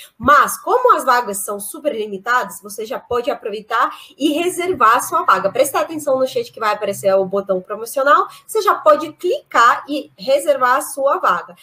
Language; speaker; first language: Portuguese; non-native, fluent; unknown